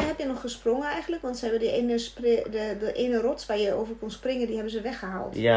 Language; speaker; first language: Dutch; native; Dutch